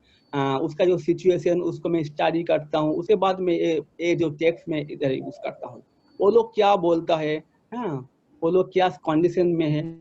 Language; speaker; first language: Hindi; non-native, local second language; Bangla